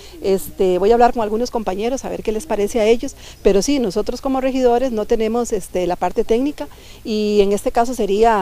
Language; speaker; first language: Spanish; native; Spanish